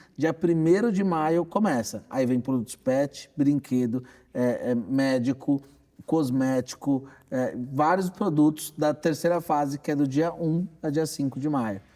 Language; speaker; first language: Portuguese; native; Portuguese